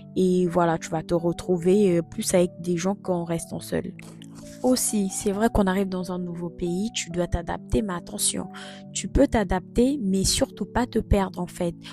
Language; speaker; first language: French; non-native, local second language; Lingala